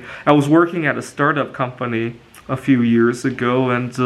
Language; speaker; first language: English; native; English